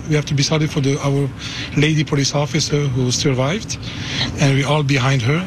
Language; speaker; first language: English; non-native, fluent; French